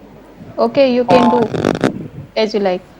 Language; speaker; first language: English; non-native, learner; Hindi